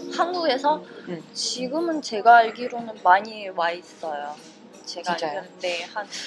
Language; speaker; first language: Korean; non-native, fluent; Russian